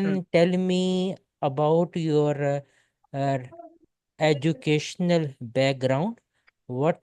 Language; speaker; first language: English; non-native, local second language; Urdu